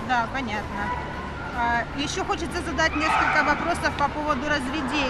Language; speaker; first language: Russian; native; Russian